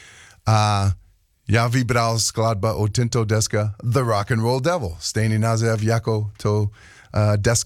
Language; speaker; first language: Czech; non-native, learner; English